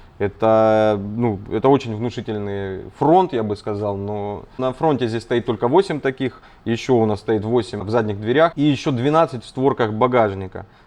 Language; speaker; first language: Russian; native; Russian